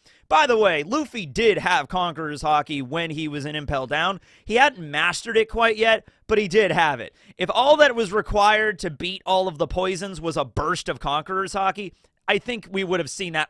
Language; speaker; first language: English; native; English